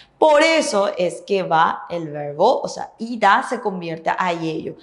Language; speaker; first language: Spanish; native; Spanish